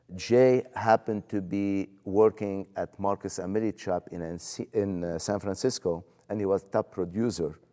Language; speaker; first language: English; non-native, fluent; Arabic